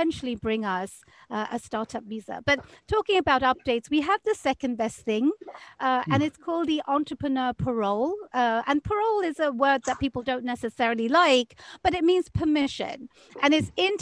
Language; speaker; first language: English; native; English